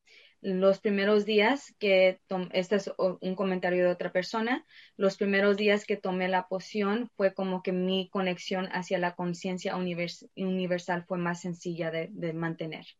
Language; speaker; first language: Spanish; early bilingual, heritage; Spanish